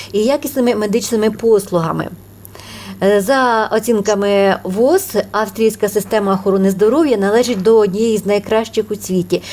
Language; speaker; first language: Ukrainian; native; Ukrainian